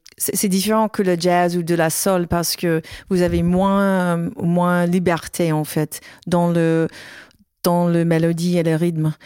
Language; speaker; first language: French; non-native, learner; English